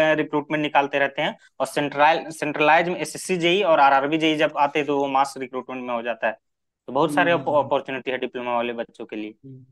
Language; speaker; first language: Hindi; native; Hindi